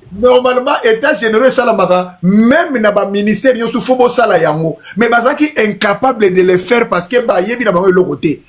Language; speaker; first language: Lingala; non-native, local second language; Luba-Lulua